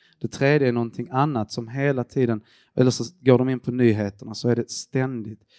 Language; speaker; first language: Swedish; early bilingual, other home language; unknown